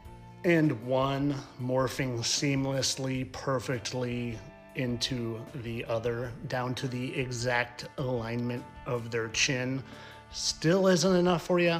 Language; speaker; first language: English; native; English